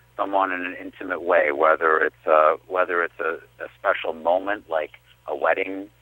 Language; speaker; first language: English; native; English